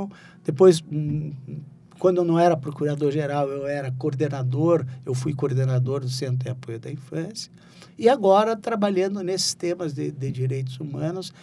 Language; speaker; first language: Portuguese; native; Portuguese